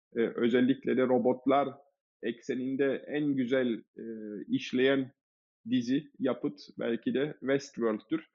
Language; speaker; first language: Turkish; early bilingual, heritage; Turkish